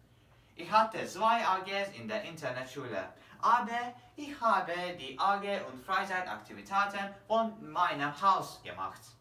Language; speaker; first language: German; non-native, learner; Turkish